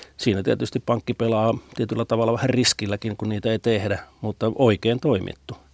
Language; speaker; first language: Finnish; native; Finnish